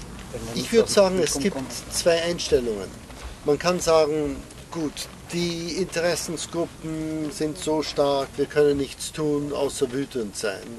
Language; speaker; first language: German; non-native, fluent; English